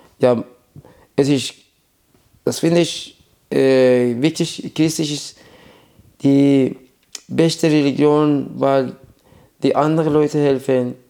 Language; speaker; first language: German; non-native, learner; Persian